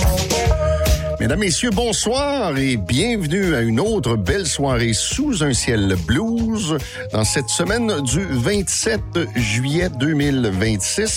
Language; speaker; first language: French; native; French